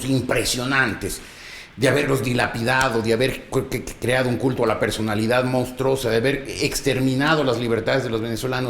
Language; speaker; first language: Spanish; native; Spanish